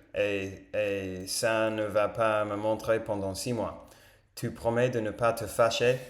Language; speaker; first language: French; non-native, learner; English